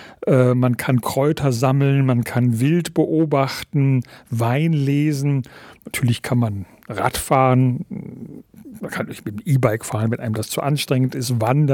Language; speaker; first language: German; native; German